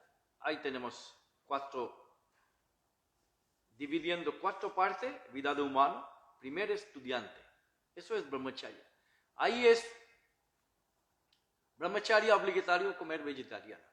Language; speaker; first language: Spanish; non-native, learner; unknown